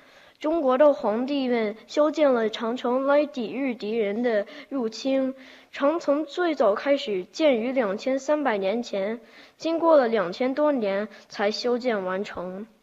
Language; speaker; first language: Chinese; early bilingual, heritage; Chinese